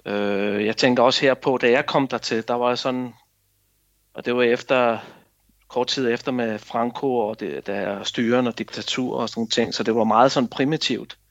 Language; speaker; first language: Danish; native; Danish